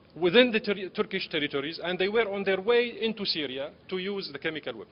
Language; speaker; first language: English; non-native, fluent; Arabic